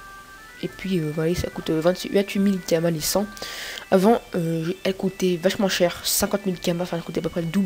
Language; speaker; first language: French; native; French